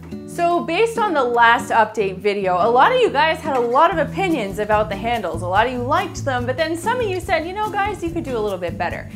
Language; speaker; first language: English; native; English